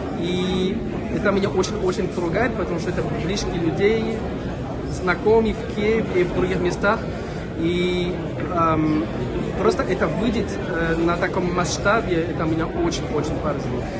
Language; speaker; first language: Russian; non-native, fluent; French